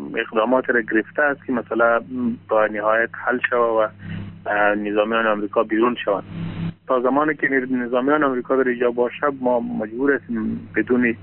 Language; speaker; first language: Persian; non-native, local second language; Pashto